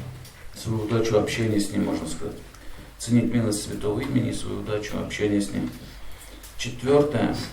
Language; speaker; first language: Russian; native; Russian